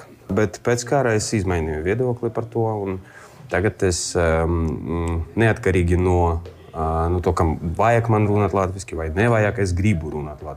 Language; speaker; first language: Latvian; non-native, learner; Russian